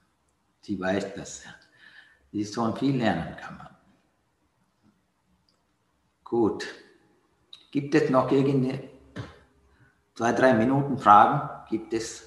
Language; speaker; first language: German; non-native, learner; Sinhala